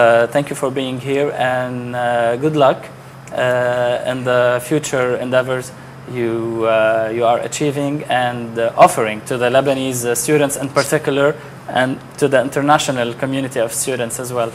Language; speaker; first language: English; non-native, local second language; Arabic